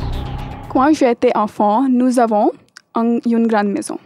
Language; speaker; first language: French; non-native, learner; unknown